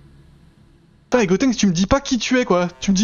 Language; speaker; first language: French; native; French